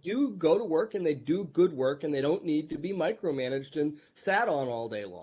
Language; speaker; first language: English; native; English